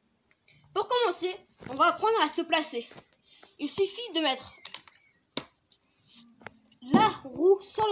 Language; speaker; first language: French; native; French